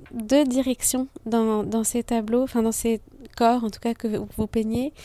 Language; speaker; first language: French; native; French